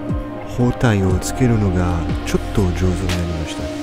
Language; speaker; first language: Japanese; non-native, learner; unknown